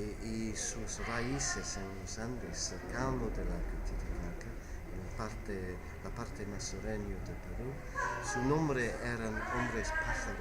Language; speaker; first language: Spanish; non-native, fluent; English